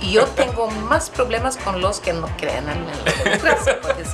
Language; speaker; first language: Spanish; non-native, fluent; Swedish